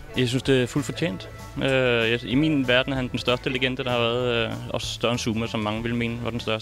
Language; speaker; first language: Danish; native; Danish